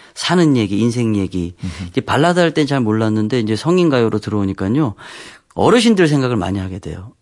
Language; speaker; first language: Korean; native; Korean